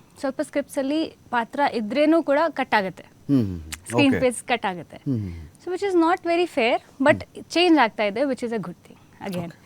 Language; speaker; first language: Kannada; non-native, fluent; Hindi